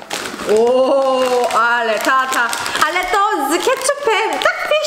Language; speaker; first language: Polish; non-native, learner; Korean